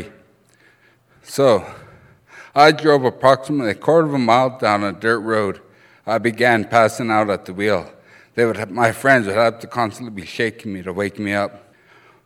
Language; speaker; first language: English; early bilingual, other home language; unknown